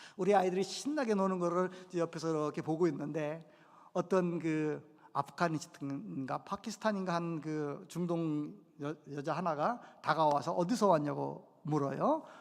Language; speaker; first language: Korean; native; Korean